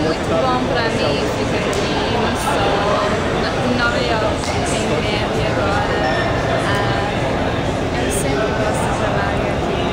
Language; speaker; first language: Portuguese; non-native, learner; English